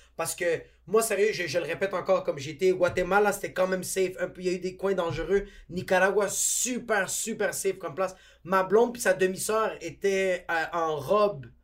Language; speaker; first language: French; native; French